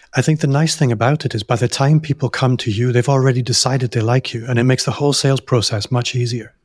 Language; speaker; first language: English; native; English